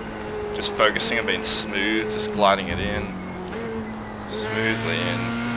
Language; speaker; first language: English; native; English